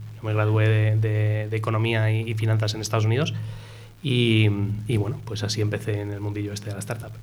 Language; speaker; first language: Spanish; native; Spanish